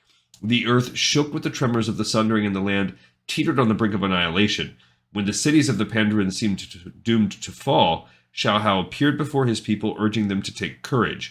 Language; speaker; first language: English; native; English